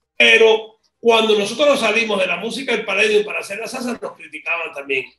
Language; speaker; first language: Spanish; native; Spanish